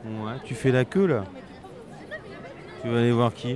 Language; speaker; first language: French; native; French